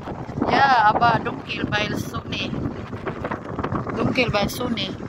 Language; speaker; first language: German; non-native, learner; Filipino